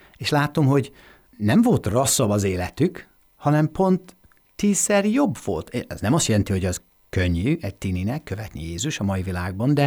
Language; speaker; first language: Hungarian; non-native, learner; English